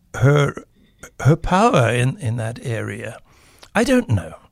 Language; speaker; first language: English; native; English